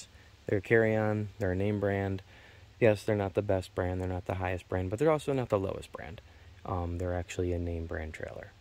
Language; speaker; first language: English; native; English